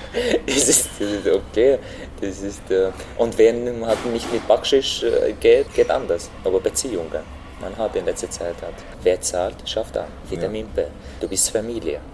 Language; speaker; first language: German; non-native, fluent; Arabic